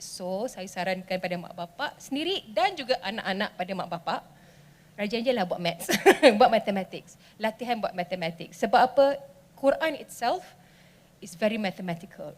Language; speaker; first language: Malay; native; Malay